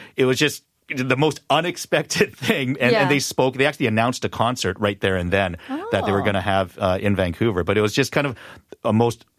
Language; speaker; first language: English; native; English